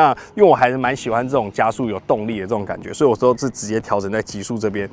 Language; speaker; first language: Chinese; native; Chinese